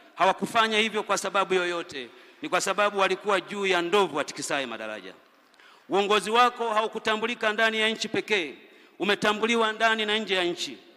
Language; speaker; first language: Swahili; native; Swahili